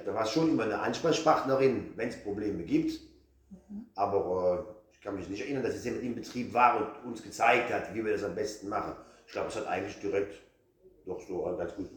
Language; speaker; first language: German; native; German